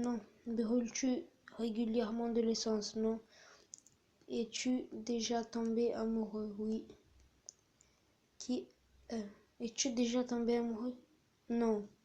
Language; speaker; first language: French; native; French